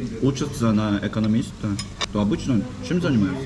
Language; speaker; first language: Russian; non-native, fluent; Korean